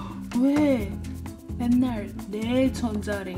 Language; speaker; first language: Korean; non-native, learner; English